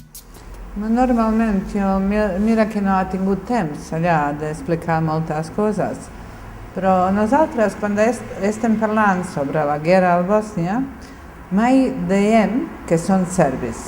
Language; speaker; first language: Catalan; non-native, fluent; Bosnian